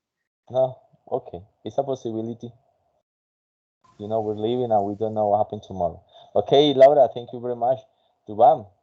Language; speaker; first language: English; non-native, fluent; Spanish